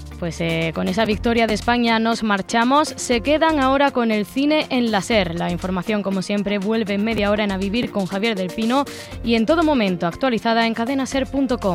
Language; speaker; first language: Spanish; native; Spanish